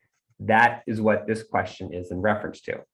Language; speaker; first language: English; native; English